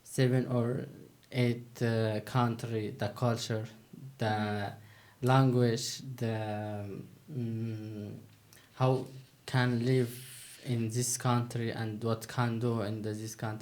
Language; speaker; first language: English; non-native, learner; Turkish